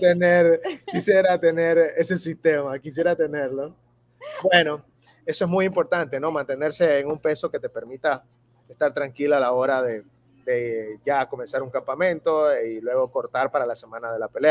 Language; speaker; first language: Spanish; native; Spanish